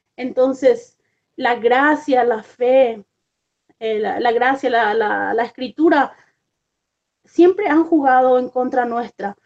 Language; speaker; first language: Spanish; native; Spanish